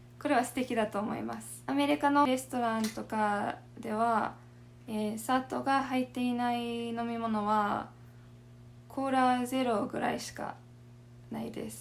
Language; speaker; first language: Japanese; non-native, fluent; English